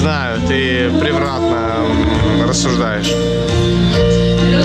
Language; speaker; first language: Russian; native; Russian